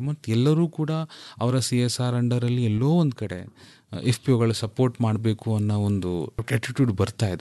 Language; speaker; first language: Kannada; native; Kannada